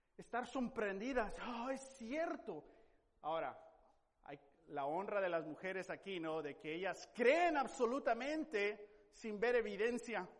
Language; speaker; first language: Spanish; non-native, fluent; English